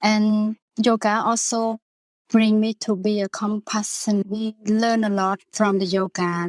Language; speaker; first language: English; non-native, learner; Khmer